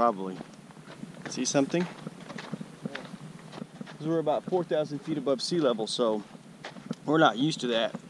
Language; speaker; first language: English; native; English